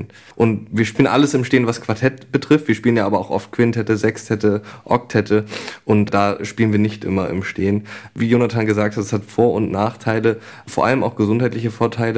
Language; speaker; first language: German; native; German